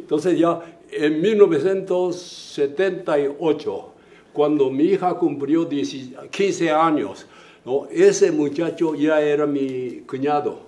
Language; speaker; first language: Spanish; non-native, fluent; Japanese